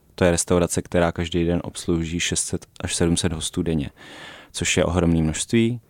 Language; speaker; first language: Czech; native; Czech